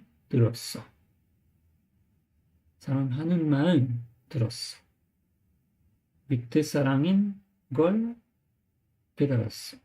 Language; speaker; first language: Korean; non-native, learner; English